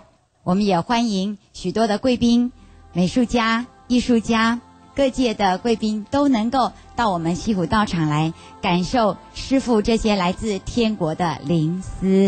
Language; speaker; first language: Chinese; native; Chinese